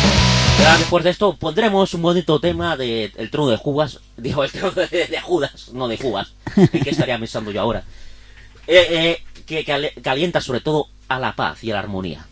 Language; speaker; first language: Spanish; native; Spanish